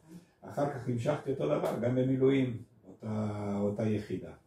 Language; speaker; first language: Hebrew; non-native, fluent; Spanish